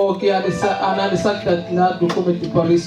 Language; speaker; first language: Swedish; non-native, learner; Swahili